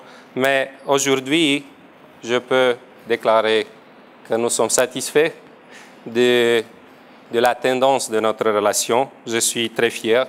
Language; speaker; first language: French; non-native, fluent; Romanian